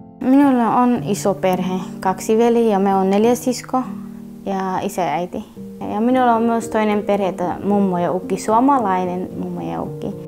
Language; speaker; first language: Finnish; non-native, learner; Arabic